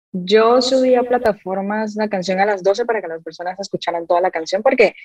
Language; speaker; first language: Spanish; native; Spanish